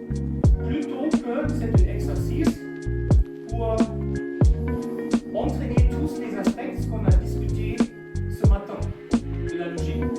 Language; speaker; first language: French; non-native, fluent; German